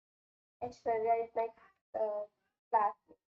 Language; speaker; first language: English; non-native, learner; Hindi